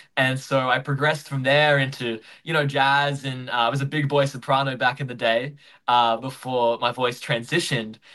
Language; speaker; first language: English; native; English